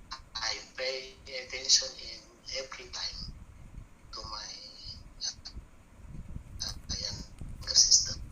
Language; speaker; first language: English; non-native, learner; Indonesian